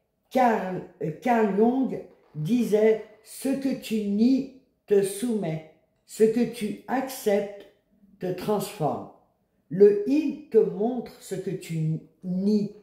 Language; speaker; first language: French; native; French